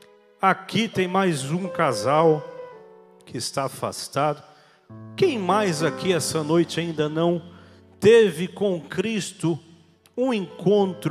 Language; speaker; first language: Portuguese; native; Portuguese